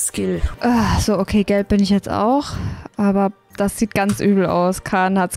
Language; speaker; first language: German; native; German